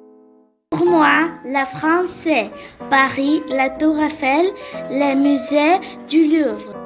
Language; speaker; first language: French; non-native, learner; Greek